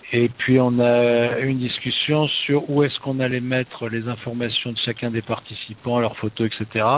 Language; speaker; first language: French; native; French